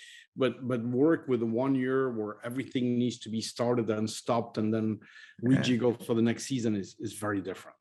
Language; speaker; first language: English; non-native, fluent; French